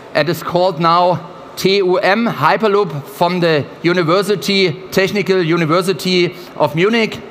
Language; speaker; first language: English; non-native, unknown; German